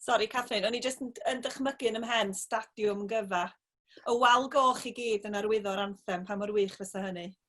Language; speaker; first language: Welsh; native; Welsh